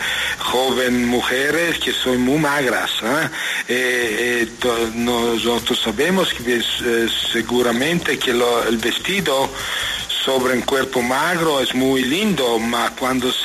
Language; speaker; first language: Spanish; non-native, learner; Italian